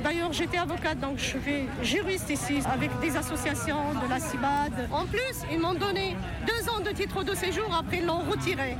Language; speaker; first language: French; non-native, local second language; Arabic